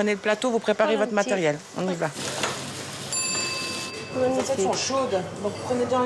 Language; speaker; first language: French; native; French